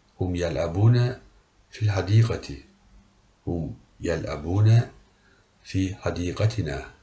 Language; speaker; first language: Arabic; non-native, learner; Turkish